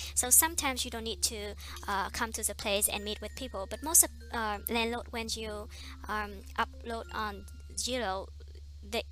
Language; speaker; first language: English; non-native, fluent; Vietnamese